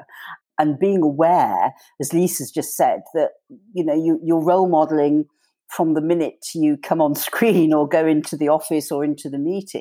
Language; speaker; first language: English; native; English